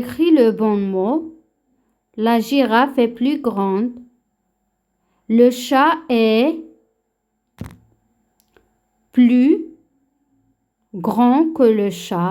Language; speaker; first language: French; non-native, local second language; Arabic